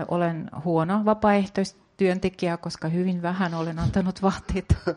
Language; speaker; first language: Finnish; non-native, fluent; Russian